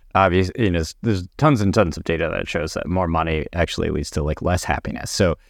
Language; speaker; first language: English; native; English